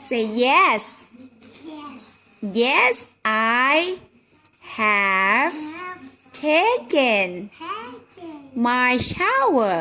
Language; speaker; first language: English; non-native, learner; Thai